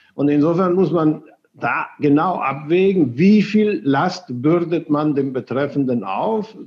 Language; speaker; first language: German; early bilingual, other home language; Spanish